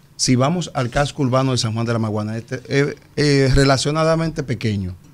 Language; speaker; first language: Spanish; native; Spanish